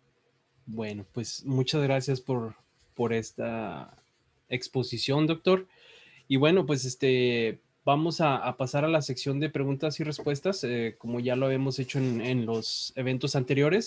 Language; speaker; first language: Spanish; native; Spanish